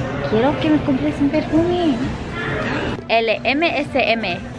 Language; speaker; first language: Spanish; early bilingual, heritage; Spanish